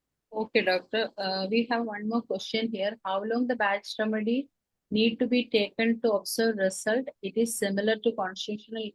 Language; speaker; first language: English; non-native, local second language; Malayalam